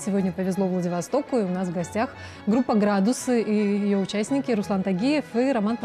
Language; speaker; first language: Russian; native; Russian